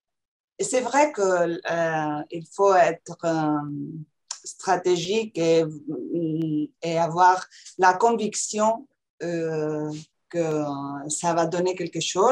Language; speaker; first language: French; non-native, fluent; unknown